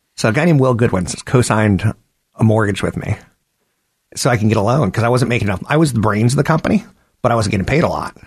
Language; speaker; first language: English; native; English